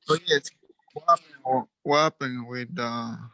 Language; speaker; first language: English; non-native, learner; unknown